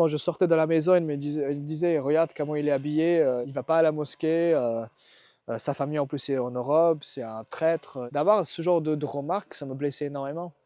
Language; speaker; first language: French; non-native, fluent; Persian